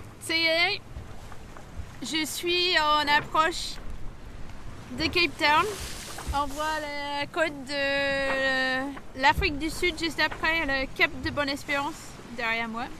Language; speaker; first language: French; non-native, fluent; English